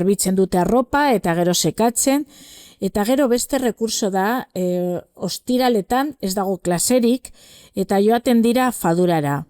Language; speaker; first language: Basque; non-native, local second language; Spanish